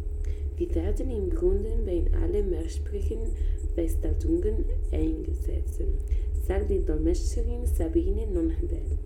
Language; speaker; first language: German; non-native, learner; Spanish